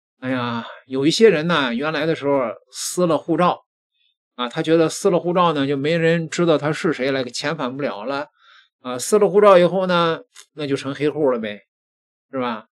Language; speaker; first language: Chinese; native; Chinese